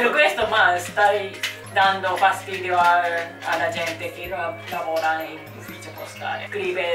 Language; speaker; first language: Italian; non-native, learner; Japanese